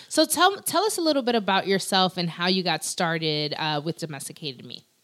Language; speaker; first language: English; early bilingual, other home language; Spanish